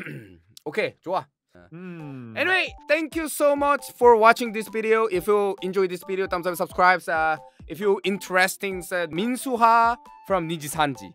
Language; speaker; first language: English; non-native, learner; Korean